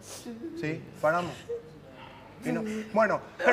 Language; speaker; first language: Spanish; native; Spanish